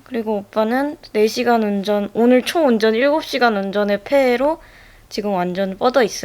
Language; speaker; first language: Korean; native; Korean